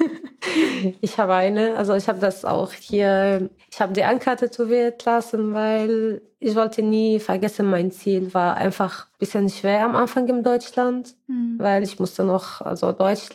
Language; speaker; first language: German; non-native, learner; Arabic